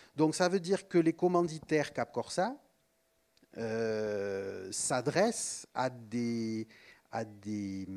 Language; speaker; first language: French; native; French